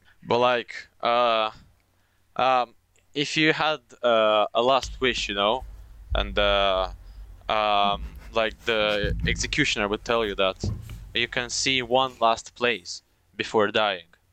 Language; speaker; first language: English; non-native, fluent; Romanian